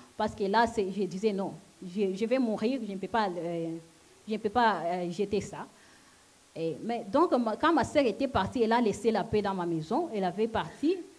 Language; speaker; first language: French; non-native, local second language; Lingala